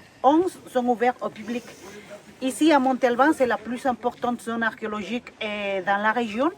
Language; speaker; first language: French; non-native, fluent; Spanish